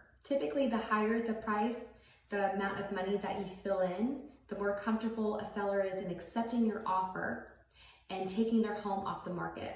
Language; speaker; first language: English; native; English